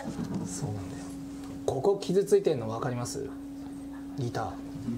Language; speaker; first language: Japanese; native; Japanese